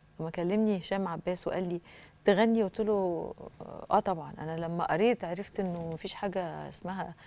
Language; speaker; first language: Arabic; native; Arabic